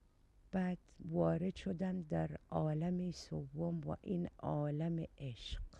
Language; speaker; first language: Persian; non-native, learner; Arabic